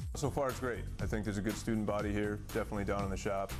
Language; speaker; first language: English; native; English